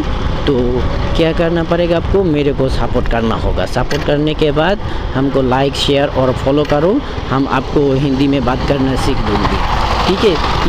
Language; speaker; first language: Hindi; non-native, learner; Bangla